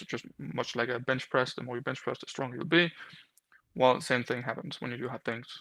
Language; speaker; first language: English; non-native, fluent; Danish